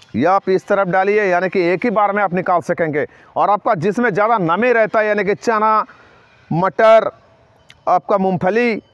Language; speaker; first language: Hindi; non-native, local second language; Bangla